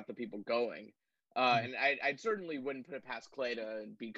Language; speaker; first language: English; native; English